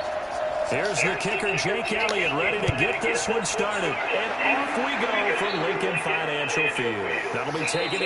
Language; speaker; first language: English; native; English